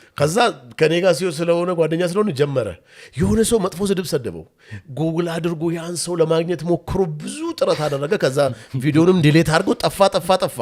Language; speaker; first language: Amharic; non-native, local second language; Oromo